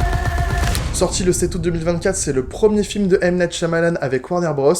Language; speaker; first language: French; native; French